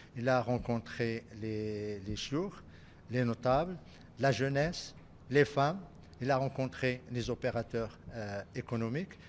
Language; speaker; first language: French; non-native, local second language; Arabic